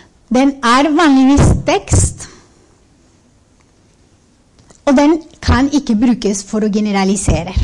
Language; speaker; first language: Norwegian; non-native, fluent; Spanish